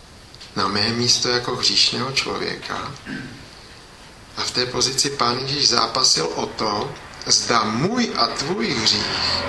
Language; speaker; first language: Czech; native; Czech